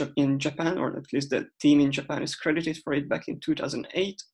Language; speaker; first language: English; non-native, fluent; Hungarian